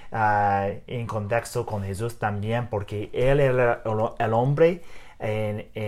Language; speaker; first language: Spanish; non-native, learner; English